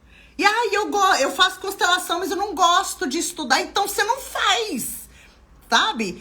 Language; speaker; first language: Portuguese; native; Portuguese